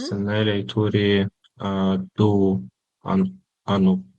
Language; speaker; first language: Lithuanian; non-native, learner; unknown